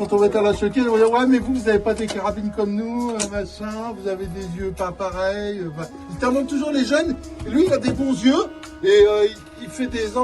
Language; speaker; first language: French; native; French